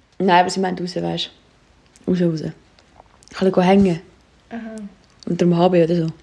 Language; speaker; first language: German; native; German